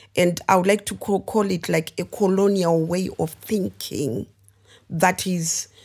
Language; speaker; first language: English; non-native, local second language; Shona